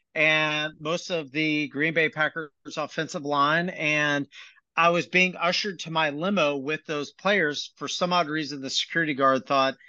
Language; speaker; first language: English; native; English